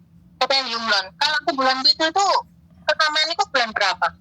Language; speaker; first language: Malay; non-native, local second language; Javanese